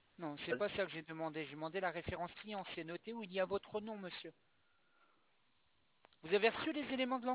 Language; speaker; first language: French; native; French